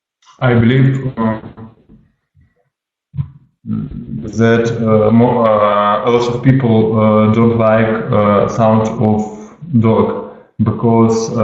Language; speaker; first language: English; non-native, learner; Russian